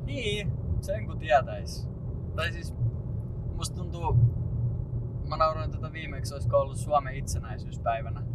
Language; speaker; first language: Finnish; native; Finnish